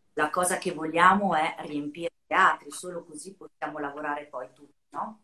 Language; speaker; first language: Italian; native; Italian